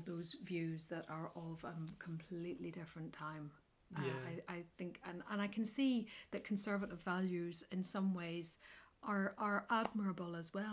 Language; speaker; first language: English; native; English